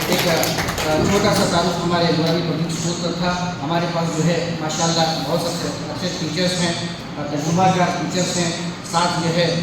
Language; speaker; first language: Urdu; native; Urdu